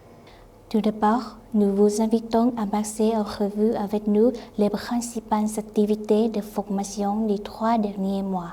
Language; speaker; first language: French; non-native, fluent; Vietnamese